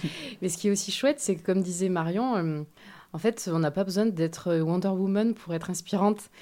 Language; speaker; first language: French; native; French